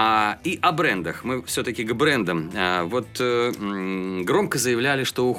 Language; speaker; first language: Russian; native; Russian